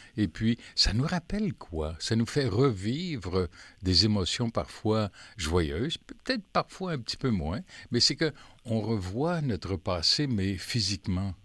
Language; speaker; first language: French; native; French